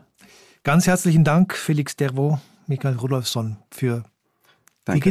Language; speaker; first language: German; native; German